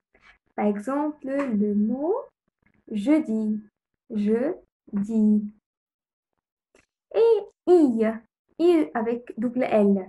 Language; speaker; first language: French; non-native, fluent; Arabic